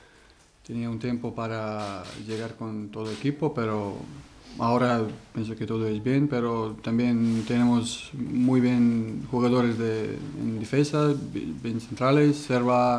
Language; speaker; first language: Spanish; non-native, learner; Serbian